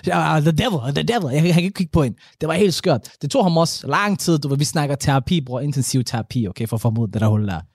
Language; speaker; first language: Danish; early bilingual, other home language; Somali